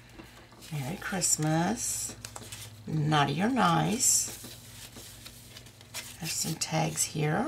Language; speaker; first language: English; native; English